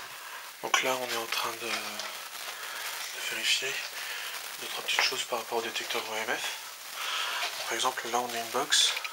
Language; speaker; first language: French; native; French